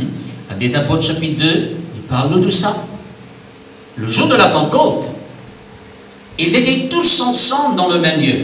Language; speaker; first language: French; non-native, local second language; Morisyen